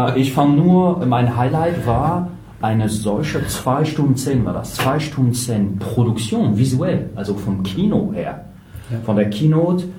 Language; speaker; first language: German; non-native, fluent; French